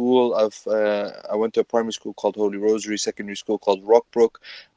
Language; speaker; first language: English; native; English